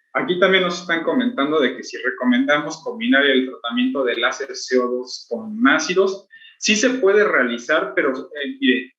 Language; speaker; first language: Spanish; native; Spanish